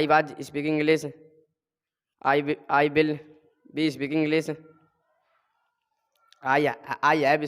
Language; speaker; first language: English; non-native, learner; Hindi